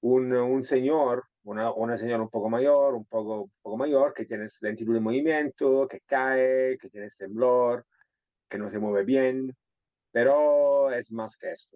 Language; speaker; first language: Spanish; non-native, fluent; Italian